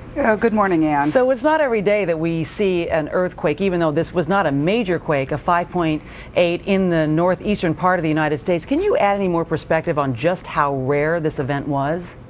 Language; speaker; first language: English; native; English